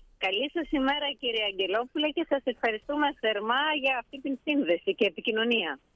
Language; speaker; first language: Greek; native; Greek